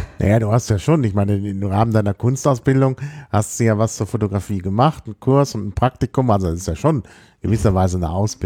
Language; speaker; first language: German; native; German